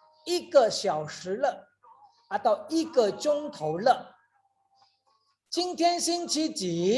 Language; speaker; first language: Chinese; non-native, fluent; Indonesian